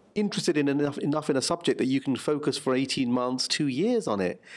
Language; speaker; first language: English; native; English